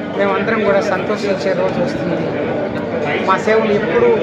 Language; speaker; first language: Telugu; native; Telugu